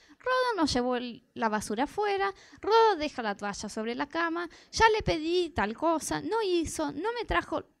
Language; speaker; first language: Spanish; non-native, fluent; Portuguese